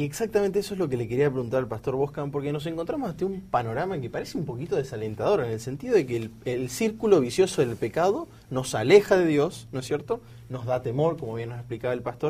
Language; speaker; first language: Spanish; native; Spanish